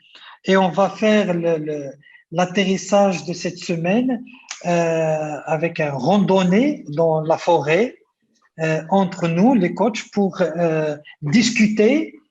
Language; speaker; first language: French; non-native, local second language; Arabic